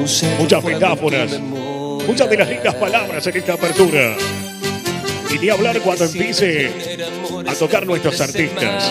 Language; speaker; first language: Spanish; native; Spanish